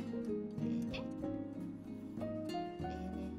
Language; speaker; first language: Italian; non-native, fluent; Japanese